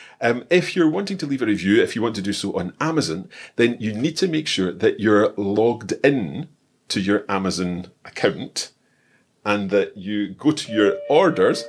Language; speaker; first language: English; native; English